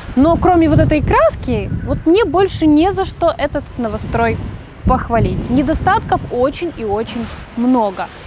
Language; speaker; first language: Russian; native; Russian